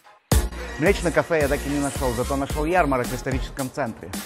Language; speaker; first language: Russian; native; Russian